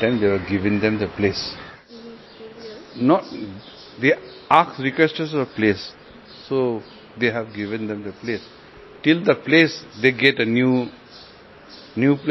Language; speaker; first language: English; non-native, local second language; Cantonese